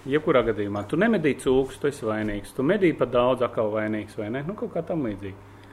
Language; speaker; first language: Latvian; native; Latvian